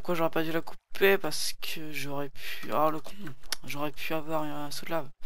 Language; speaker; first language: French; native; French